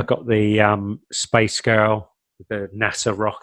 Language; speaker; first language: English; native; English